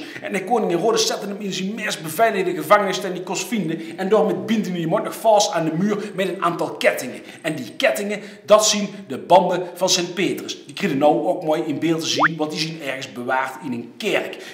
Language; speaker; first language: Dutch; native; Dutch